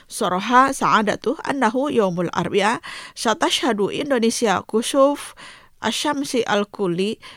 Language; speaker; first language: Arabic; non-native, fluent; Indonesian